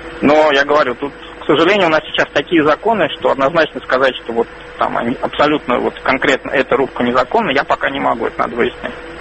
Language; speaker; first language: Russian; native; Russian